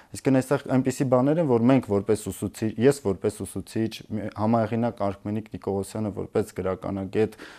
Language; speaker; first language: Armenian; native; Armenian